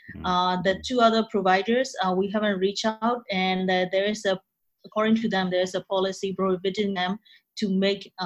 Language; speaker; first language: English; non-native, fluent; Burmese